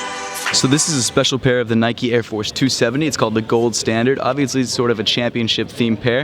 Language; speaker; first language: English; native; English